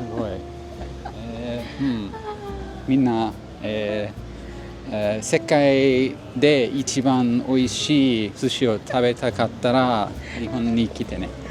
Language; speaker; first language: Japanese; non-native, learner; English